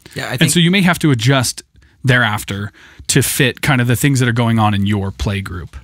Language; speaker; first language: English; native; English